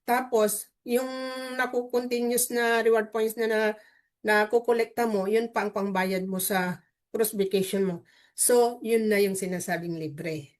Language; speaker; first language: Filipino; native; Filipino